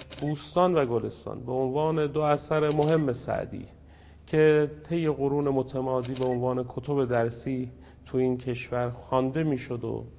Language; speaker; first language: Persian; native; Persian